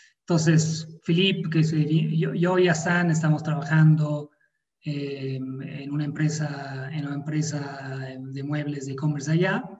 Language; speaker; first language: Spanish; non-native, fluent; Italian